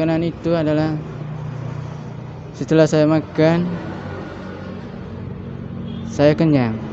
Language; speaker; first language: Indonesian; non-native, local second language; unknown